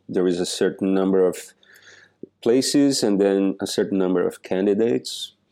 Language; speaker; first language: English; non-native, fluent; Portuguese